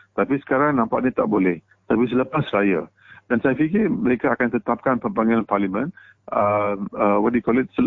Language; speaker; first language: Malay; non-native, local second language; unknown